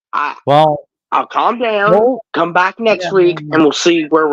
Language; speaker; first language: English; native; English